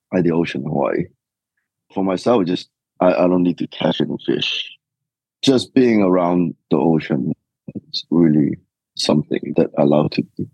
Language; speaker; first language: English; non-native, local second language; Cantonese